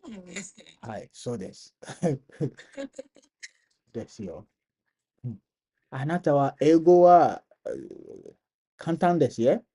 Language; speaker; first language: Japanese; non-native, learner; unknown